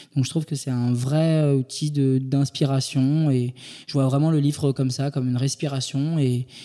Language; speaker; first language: French; native; French